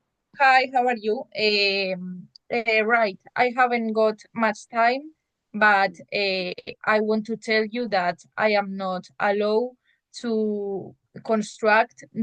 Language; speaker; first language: English; non-native, learner; Spanish